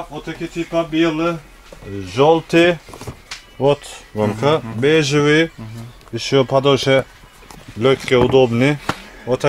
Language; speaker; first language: Russian; non-native, learner; Turkish